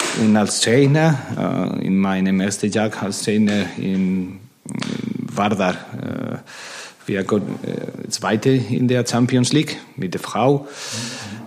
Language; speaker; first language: German; non-native, learner; Spanish